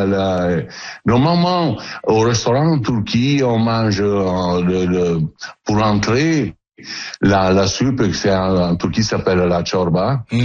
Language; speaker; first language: French; non-native, learner; Italian